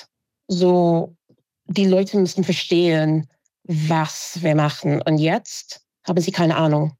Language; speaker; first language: German; non-native, fluent; English